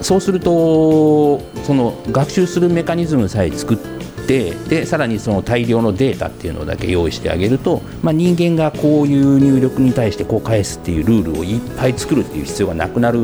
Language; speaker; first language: Japanese; native; Japanese